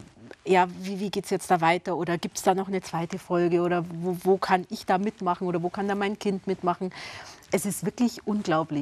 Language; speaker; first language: German; native; German